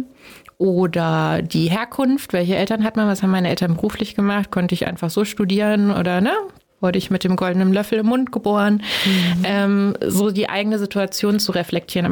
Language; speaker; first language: German; native; German